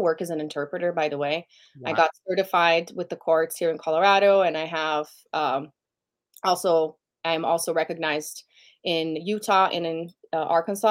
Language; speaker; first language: English; non-native, fluent; Portuguese